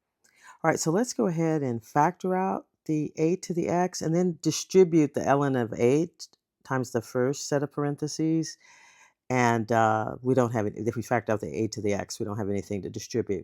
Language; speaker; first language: English; native; English